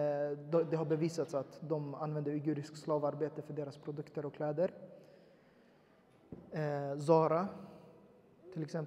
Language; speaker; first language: Swedish; early bilingual, other home language; Uyghur